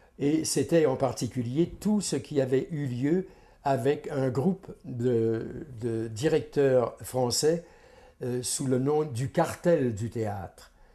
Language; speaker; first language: French; native; French